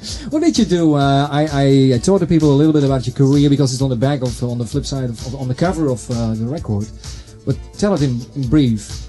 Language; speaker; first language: English; non-native, fluent; Dutch